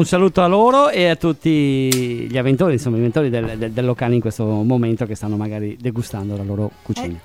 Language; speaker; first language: Italian; native; Italian